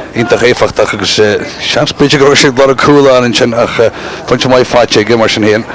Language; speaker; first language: Irish; native; Irish